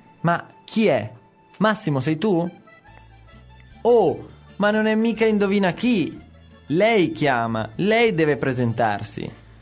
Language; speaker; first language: Italian; native; Italian